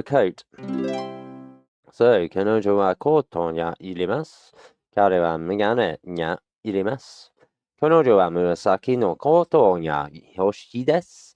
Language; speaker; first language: Japanese; non-native, learner; English